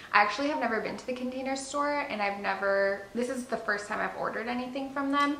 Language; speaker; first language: English; native; English